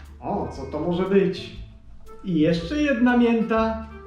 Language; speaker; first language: Polish; native; Polish